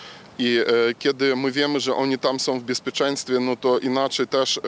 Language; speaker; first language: Polish; non-native, local second language; Ukrainian